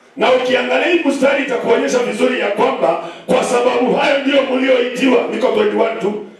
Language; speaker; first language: Swahili; non-native, local second language; Kamba